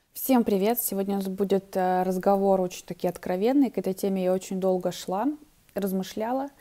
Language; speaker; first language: Russian; native; Russian